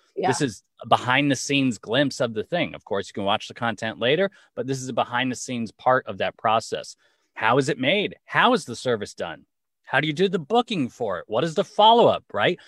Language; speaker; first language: English; native; English